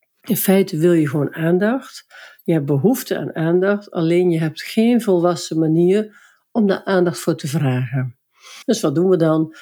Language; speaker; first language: Dutch; native; Dutch